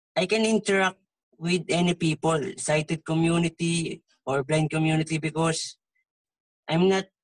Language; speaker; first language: English; non-native, local second language; Filipino